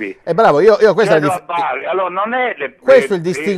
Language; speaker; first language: Italian; native; Italian